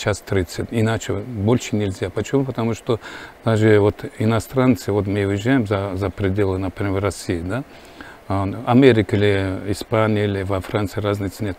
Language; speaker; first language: Russian; non-native, local second language; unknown